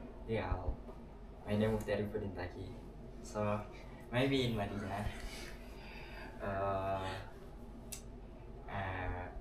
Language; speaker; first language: English; non-native, learner; Indonesian